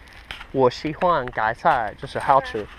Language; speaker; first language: Chinese; non-native, learner; English